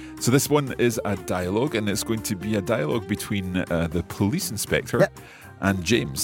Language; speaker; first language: English; native; English